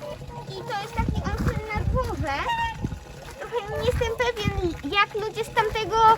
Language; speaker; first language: Polish; early bilingual, heritage; Polish